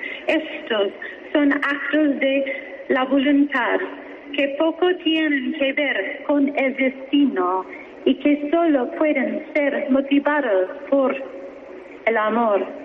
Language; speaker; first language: Spanish; non-native, fluent; English